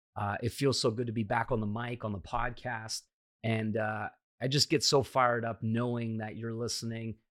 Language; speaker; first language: English; early bilingual, heritage; Hungarian